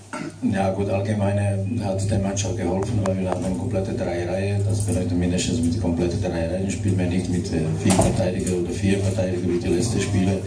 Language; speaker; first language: German; non-native, fluent; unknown